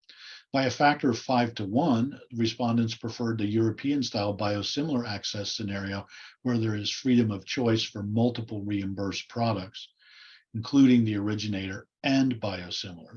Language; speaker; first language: English; native; English